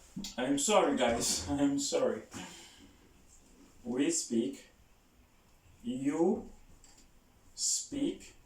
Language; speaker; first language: English; non-native, learner; Haitian Creole